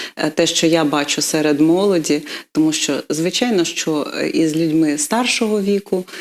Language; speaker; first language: Ukrainian; non-native, local second language; Russian